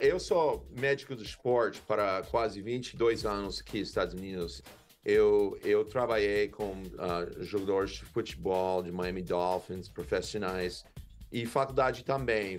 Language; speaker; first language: Portuguese; non-native, learner; English